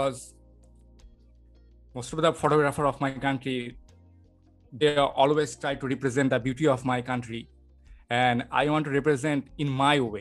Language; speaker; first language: English; non-native, local second language; Bangla